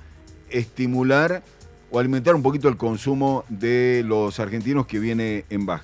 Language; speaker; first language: Spanish; native; Spanish